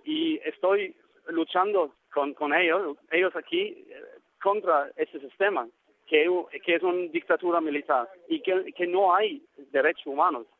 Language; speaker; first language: Spanish; non-native, learner; Norwegian